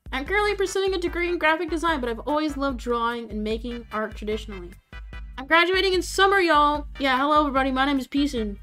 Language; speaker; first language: English; native; English